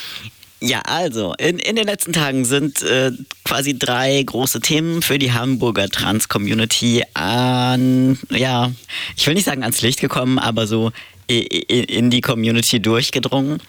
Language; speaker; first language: German; native; German